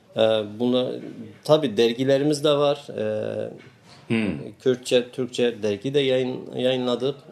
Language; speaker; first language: Turkish; non-native, local second language; Kurdish